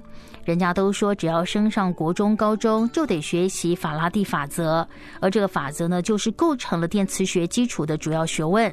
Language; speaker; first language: Chinese; native; Chinese